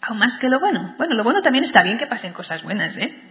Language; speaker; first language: Spanish; non-native, local second language; Catalan